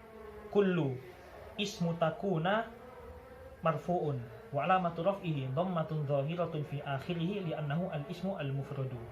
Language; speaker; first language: Arabic; non-native, learner; Javanese